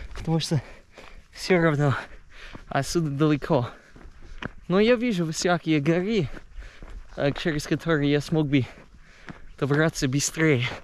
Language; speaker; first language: Russian; non-native, fluent; English